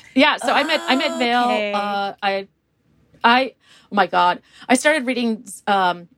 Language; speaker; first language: English; native; English